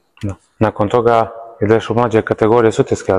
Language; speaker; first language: Bosnian; native; Bosnian